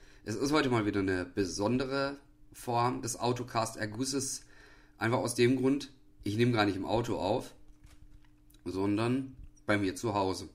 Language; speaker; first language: German; native; German